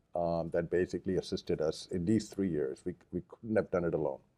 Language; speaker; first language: English; early bilingual, other home language; Japanese